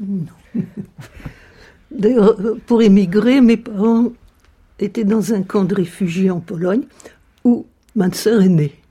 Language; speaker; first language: French; early bilingual, other home language; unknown